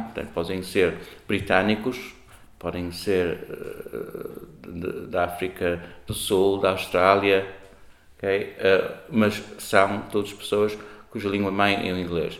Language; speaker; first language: Portuguese; non-native, fluent; English